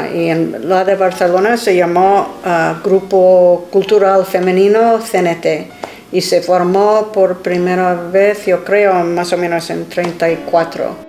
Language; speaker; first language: Spanish; non-native, fluent; English